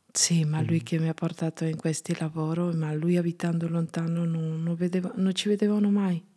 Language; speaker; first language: Italian; non-native, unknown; Spanish